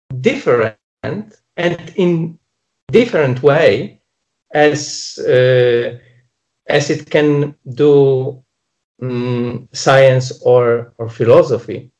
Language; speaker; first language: English; non-native, fluent; Polish